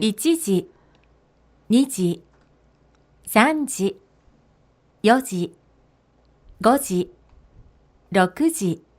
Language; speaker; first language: Japanese; non-native, fluent; Korean